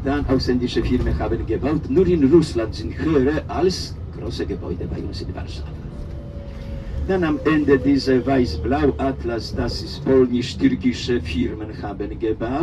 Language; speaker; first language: German; non-native, fluent; Polish